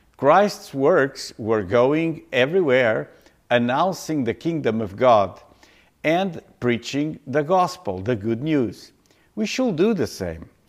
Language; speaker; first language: English; non-native, fluent; Portuguese